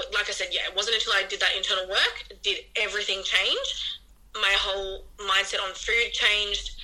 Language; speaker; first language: English; native; English